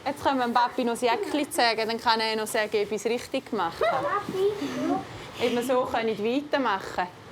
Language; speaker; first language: German; native; German